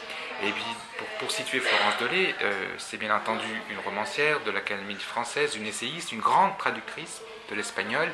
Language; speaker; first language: French; native; French